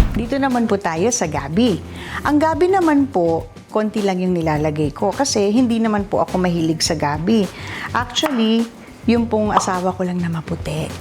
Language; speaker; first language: Filipino; non-native, local second language; Iloko